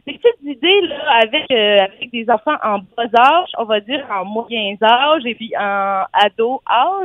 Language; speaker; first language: French; native; French